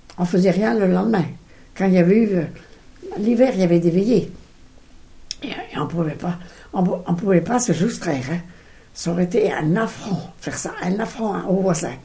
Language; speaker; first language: French; non-native, local second language; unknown